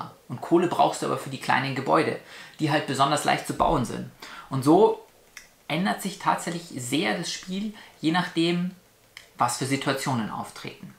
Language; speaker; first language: German; native; German